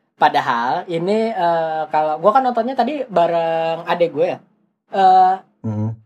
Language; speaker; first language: Indonesian; native; Indonesian